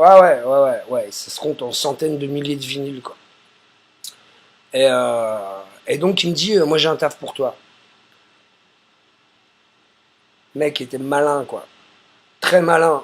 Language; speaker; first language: French; native; French